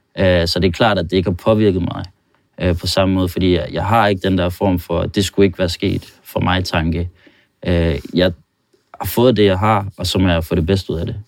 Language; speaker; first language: Danish; non-native, fluent; Norwegian